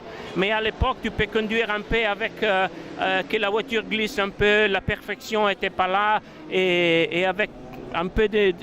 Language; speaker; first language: French; non-native, fluent; Italian